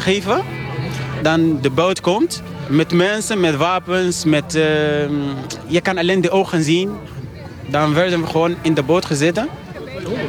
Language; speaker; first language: Dutch; non-native, learner; Arabic